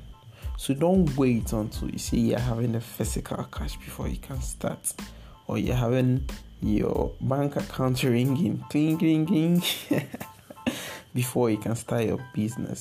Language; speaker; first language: English; non-native, local second language; Akan